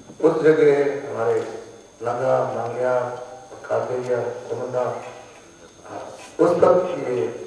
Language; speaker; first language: Hindi; native; Hindi